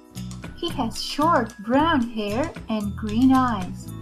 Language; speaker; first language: English; non-native, learner; Spanish